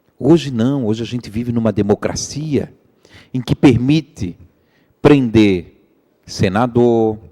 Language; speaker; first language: Portuguese; native; Portuguese